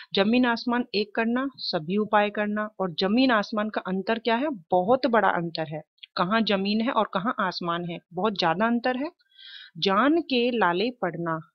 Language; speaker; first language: Hindi; native; Hindi